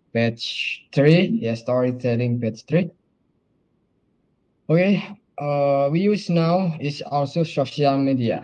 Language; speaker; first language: English; non-native, learner; Indonesian